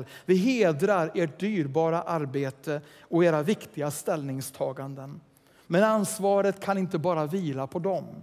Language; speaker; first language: Swedish; native; Swedish